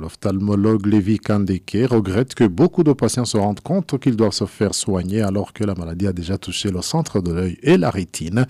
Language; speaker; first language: French; non-native, local second language; Rundi